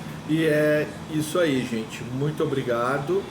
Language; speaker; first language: Portuguese; native; Portuguese